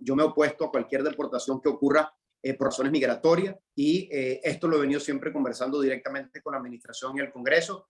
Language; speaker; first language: Spanish; native; Spanish